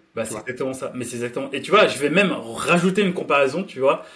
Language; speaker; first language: French; native; French